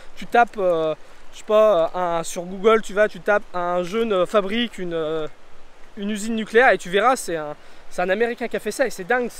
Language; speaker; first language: French; native; French